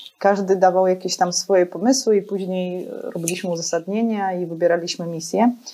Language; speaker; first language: Polish; early bilingual, other home language; Russian